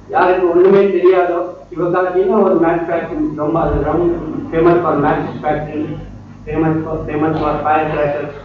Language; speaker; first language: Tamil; non-native, learner; Kannada